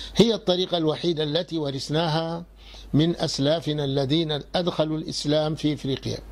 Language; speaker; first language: Arabic; non-native, fluent; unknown